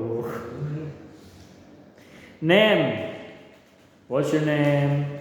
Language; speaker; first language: English; non-native, local second language; Indonesian